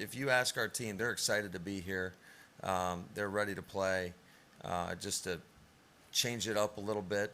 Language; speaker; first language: English; native; English